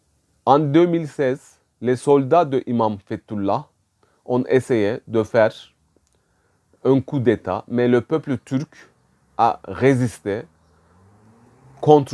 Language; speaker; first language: French; non-native, fluent; Turkish